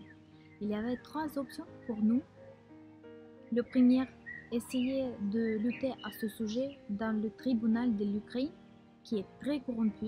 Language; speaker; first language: French; non-native, fluent; Russian